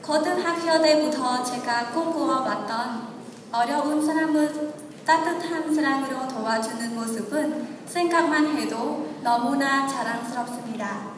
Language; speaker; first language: Korean; non-native, learner; Khmer